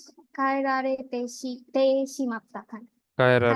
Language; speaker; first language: Japanese; non-native, learner; Bangla